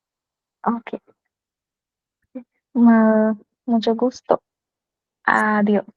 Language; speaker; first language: Spanish; non-native, learner; Hindi